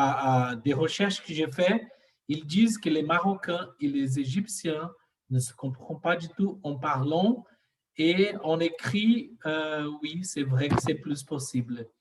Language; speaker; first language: French; non-native, learner; Portuguese